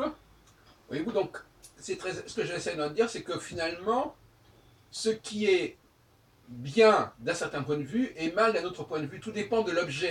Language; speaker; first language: French; native; French